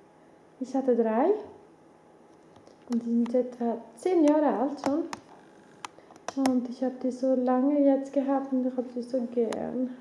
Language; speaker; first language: German; non-native, fluent; Swedish